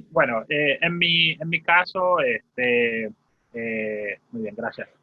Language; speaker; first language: Spanish; non-native, fluent; Haitian Creole